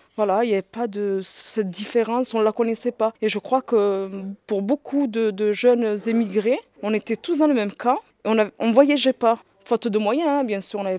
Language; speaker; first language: French; early bilingual, other home language; Riffian